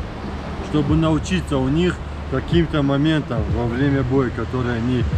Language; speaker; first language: Russian; native; Russian